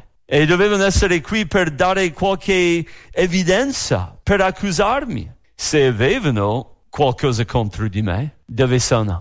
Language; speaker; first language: Italian; non-native, fluent; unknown